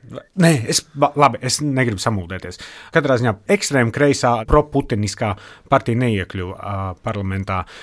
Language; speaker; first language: Latvian; native; Latvian